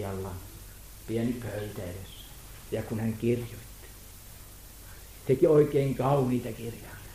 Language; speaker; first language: Finnish; non-native, fluent; German